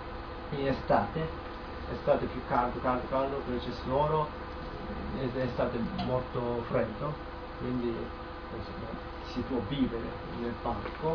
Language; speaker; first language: Italian; non-native, learner; Japanese